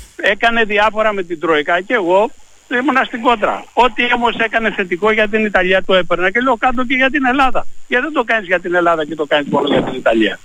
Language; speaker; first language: Greek; native; Greek